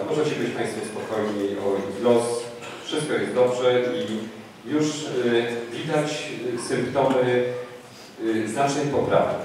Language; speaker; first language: Polish; native; Polish